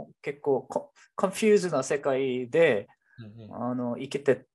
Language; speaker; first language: Japanese; non-native, fluent; Korean